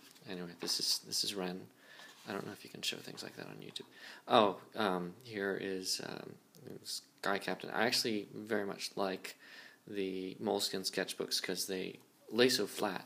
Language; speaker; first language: English; native; English